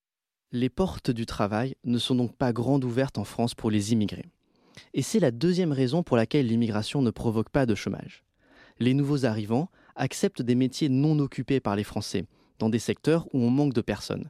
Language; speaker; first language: French; native; French